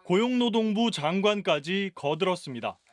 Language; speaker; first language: Korean; native; Korean